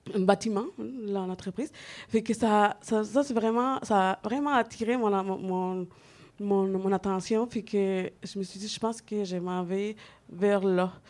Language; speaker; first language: French; non-native, fluent; Spanish